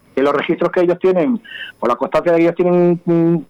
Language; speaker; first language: Spanish; native; Spanish